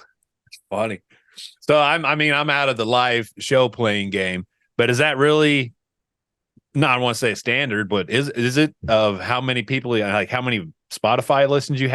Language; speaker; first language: English; native; English